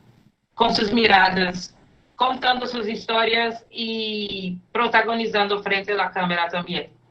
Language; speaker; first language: Spanish; non-native, fluent; Portuguese